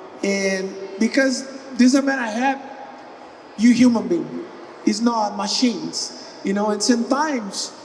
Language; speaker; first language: English; non-native, learner; Portuguese